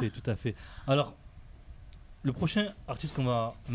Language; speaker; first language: French; native; French